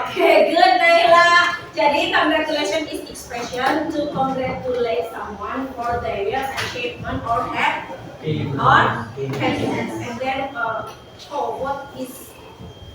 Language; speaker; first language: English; non-native, learner; Indonesian